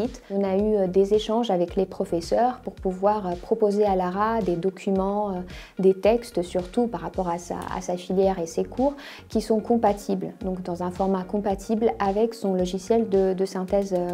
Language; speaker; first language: French; native; French